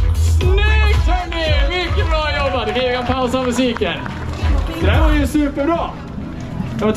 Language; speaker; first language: Swedish; native; Swedish